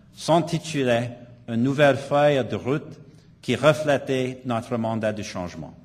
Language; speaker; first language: French; non-native, local second language; English